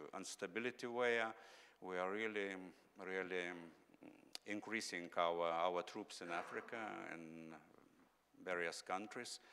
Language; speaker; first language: English; non-native, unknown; Lithuanian